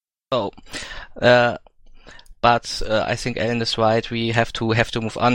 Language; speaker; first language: English; non-native, fluent; German